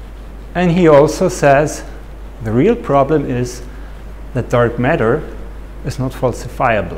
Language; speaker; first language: English; non-native, fluent; German